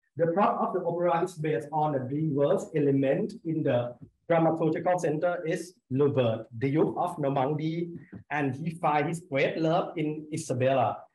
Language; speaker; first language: English; non-native, learner; Thai